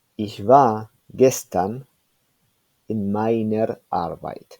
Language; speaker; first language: German; non-native, fluent; Spanish